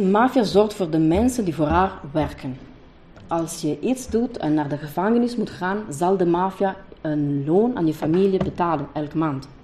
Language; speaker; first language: Dutch; non-native, fluent; Italian